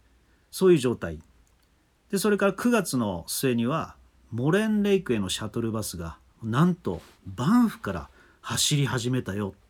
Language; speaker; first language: Japanese; native; Japanese